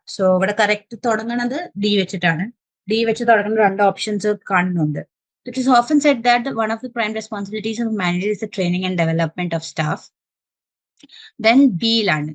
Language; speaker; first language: English; non-native, local second language; Malayalam